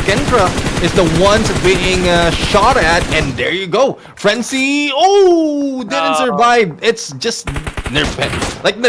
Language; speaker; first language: English; non-native, local second language; Filipino